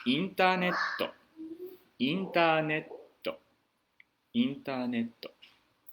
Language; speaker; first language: Japanese; non-native, fluent; English